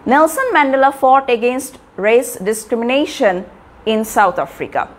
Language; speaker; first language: English; non-native, local second language; Bangla